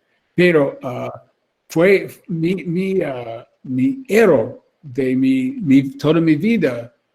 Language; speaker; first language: Spanish; non-native, learner; English